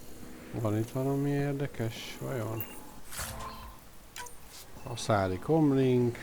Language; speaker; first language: Hungarian; native; Hungarian